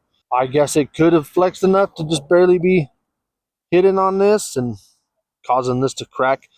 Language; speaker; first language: English; native; English